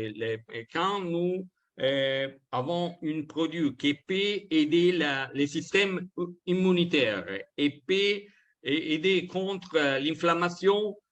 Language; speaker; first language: French; non-native, learner; Italian